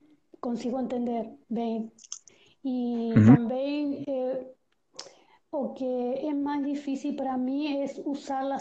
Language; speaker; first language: Portuguese; non-native, learner; Spanish